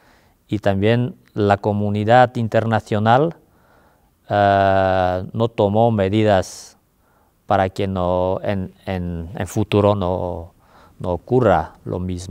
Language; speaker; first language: Spanish; non-native, fluent; Armenian